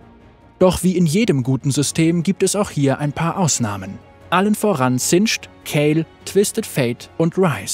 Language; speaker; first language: German; native; German